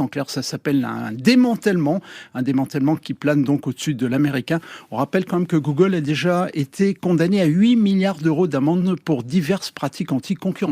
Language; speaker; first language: French; native; French